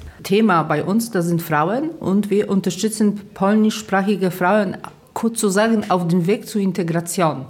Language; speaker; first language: German; non-native, fluent; Polish